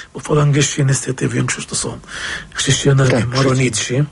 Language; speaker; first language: Polish; non-native, fluent; Arabic